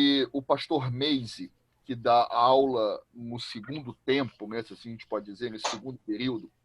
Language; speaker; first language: Portuguese; native; Portuguese